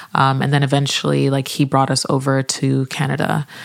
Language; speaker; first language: English; native; English